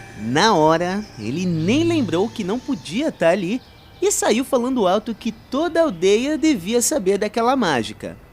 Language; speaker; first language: Portuguese; native; Portuguese